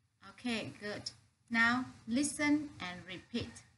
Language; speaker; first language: English; non-native, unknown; Vietnamese